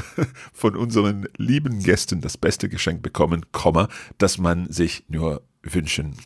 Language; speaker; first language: German; non-native, fluent; English